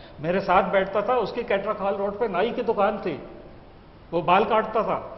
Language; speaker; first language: Urdu; native; Urdu